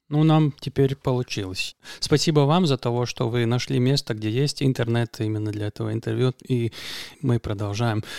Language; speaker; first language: Russian; non-native, local second language; Latvian